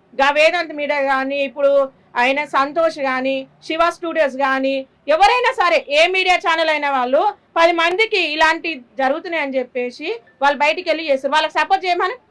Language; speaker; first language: Telugu; native; Telugu